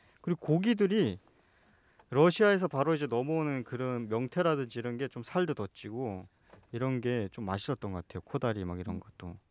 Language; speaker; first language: Korean; native; Korean